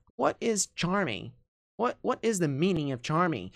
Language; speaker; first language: English; non-native, fluent; Portuguese